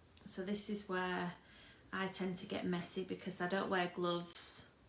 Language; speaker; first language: English; native; English